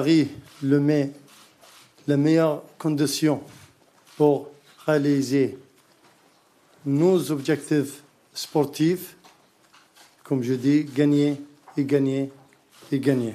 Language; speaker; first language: French; non-native, learner; Arabic